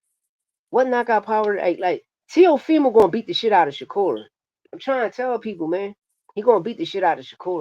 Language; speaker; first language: English; native; English